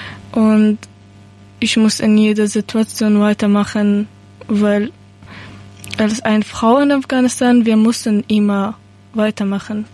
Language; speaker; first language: German; non-native, learner; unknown